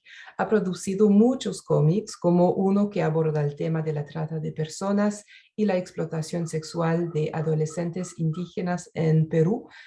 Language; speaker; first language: Spanish; non-native, fluent; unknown